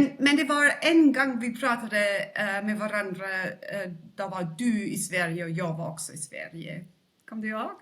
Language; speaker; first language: Swedish; non-native, fluent; German